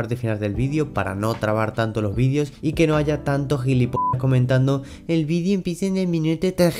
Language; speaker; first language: Spanish; native; Spanish